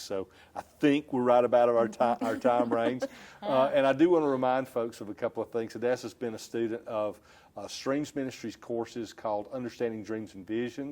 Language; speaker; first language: English; native; English